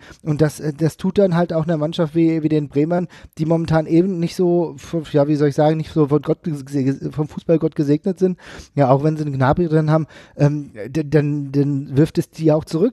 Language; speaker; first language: German; native; German